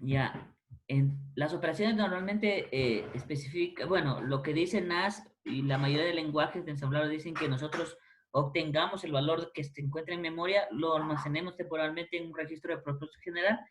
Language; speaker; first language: Spanish; native; Spanish